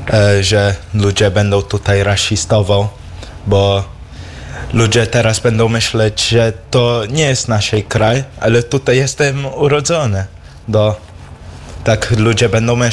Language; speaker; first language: Polish; early bilingual, heritage; English